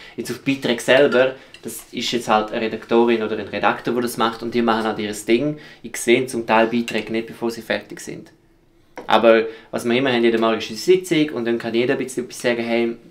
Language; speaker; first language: German; non-native, local second language; Romansh